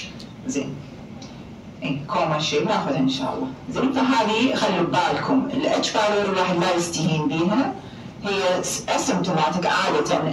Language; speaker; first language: Arabic; native; Arabic